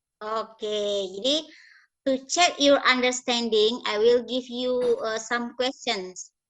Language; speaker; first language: English; non-native, learner; Indonesian